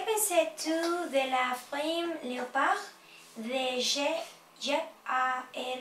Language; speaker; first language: French; non-native, learner; English